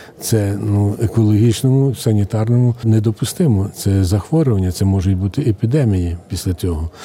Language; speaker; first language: Ukrainian; native; Ukrainian